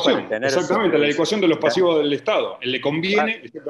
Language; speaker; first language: Spanish; native; Spanish